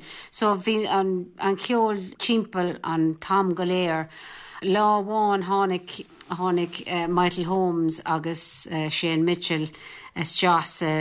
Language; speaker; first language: Irish; non-native, local second language; English